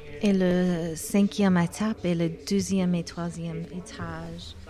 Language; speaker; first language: French; non-native, learner; English